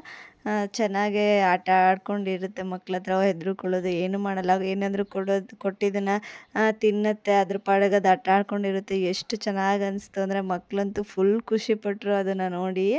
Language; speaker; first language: Kannada; native; Kannada